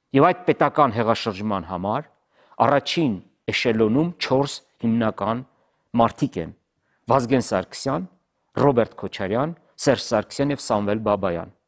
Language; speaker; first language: Armenian; native; Armenian